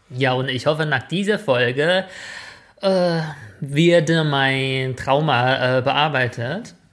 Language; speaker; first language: German; non-native, fluent; Chinese